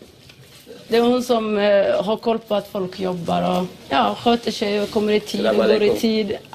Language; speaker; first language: Swedish; non-native, local second language; Somali